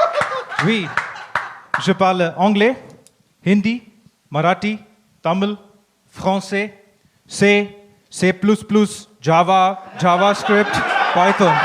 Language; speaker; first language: French; non-native, learner; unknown